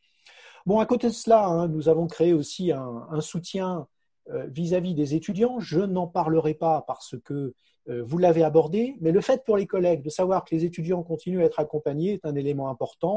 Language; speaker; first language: French; native; French